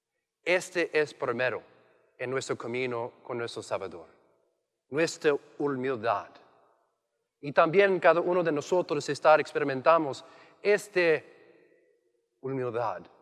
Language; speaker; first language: Spanish; non-native, learner; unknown